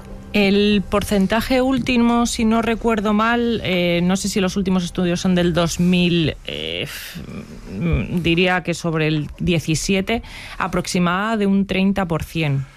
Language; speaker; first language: Spanish; native; Spanish